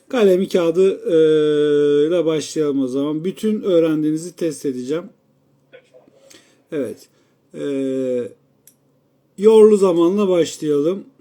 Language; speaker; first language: Turkish; native; Turkish